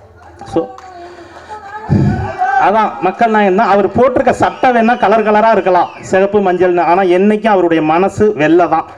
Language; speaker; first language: Tamil; native; Tamil